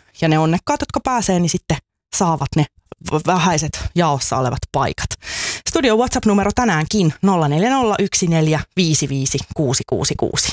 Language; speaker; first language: Finnish; native; Finnish